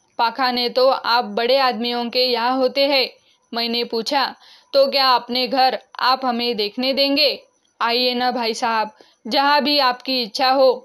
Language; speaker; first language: Hindi; non-native, local second language; Marathi